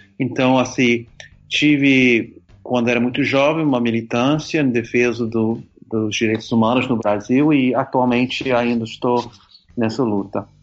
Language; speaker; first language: Portuguese; non-native, fluent; English